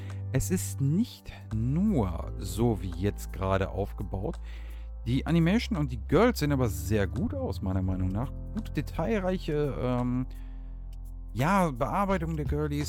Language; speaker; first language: German; native; German